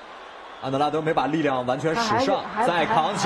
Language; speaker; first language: Chinese; native; Chinese